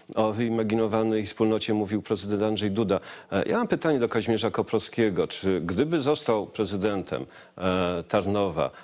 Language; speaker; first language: Polish; native; Polish